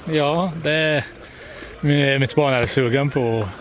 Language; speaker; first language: Swedish; non-native, learner; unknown